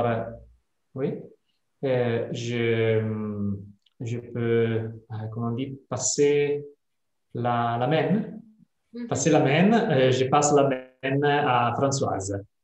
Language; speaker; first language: French; non-native, fluent; Italian